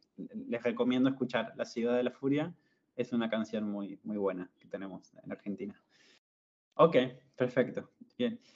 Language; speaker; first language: Spanish; native; Spanish